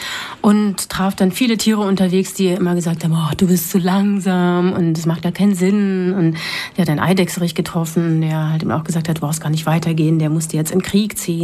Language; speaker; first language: German; native; German